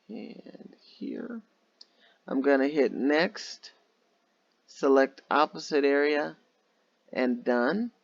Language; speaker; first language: English; native; English